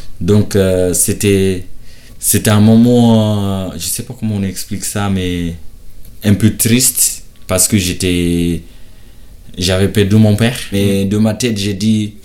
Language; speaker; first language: French; non-native, learner; Shona